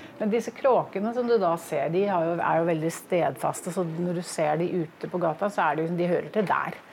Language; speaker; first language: Norwegian; native; Norwegian